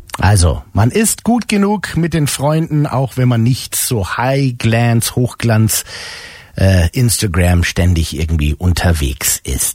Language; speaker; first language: German; native; German